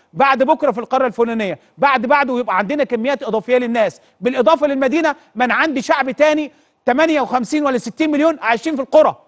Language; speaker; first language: Arabic; native; Arabic